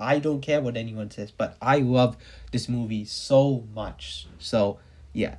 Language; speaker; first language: English; native; English